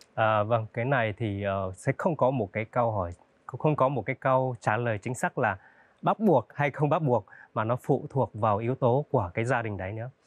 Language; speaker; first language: Vietnamese; non-native, local second language; Hmong